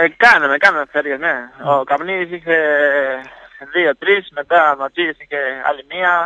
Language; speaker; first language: Greek; non-native, fluent; Italian